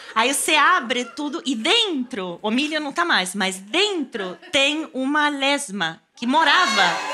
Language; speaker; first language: Portuguese; non-native, fluent; Spanish